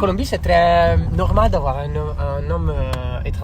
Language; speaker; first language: French; non-native, fluent; Italian